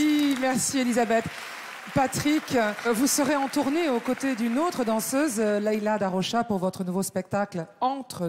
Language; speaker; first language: French; native; French